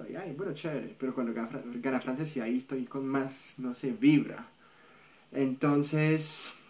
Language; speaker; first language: Spanish; non-native, fluent; French